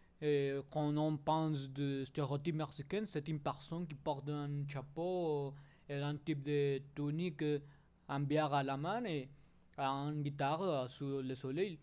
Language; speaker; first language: French; non-native, learner; Spanish